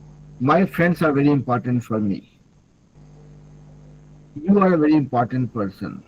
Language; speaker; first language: English; non-native, fluent; Hindi